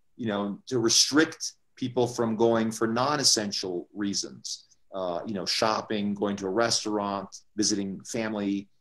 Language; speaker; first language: English; early bilingual, other home language; Spanish